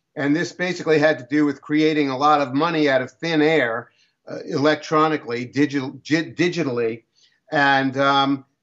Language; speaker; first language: English; native; English